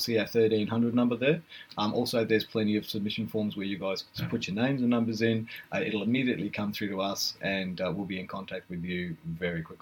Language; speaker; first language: English; native; English